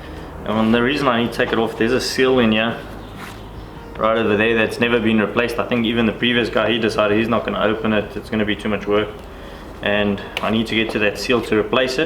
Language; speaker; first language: English; native; English